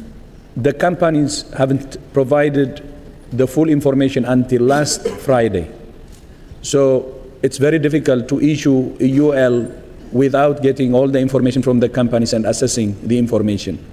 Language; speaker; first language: English; non-native, fluent; Tigrinya